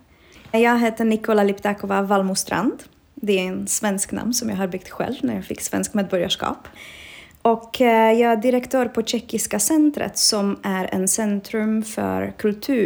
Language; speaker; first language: Swedish; non-native, fluent; Czech